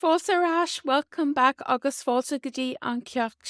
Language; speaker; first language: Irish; non-native, local second language; English